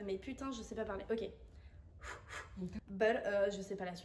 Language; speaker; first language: French; native; French